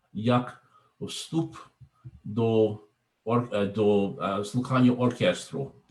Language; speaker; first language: Ukrainian; non-native, learner; English